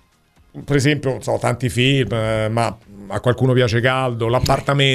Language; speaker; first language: Italian; native; Italian